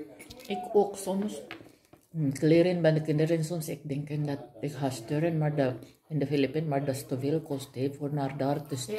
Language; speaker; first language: Dutch; non-native, learner; Filipino